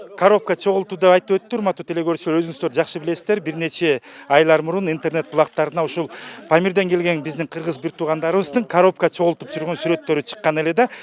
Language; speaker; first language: Kyrgyz; native; Kyrgyz